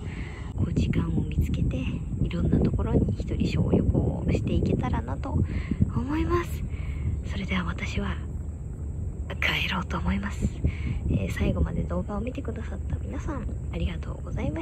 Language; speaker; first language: Japanese; native; Japanese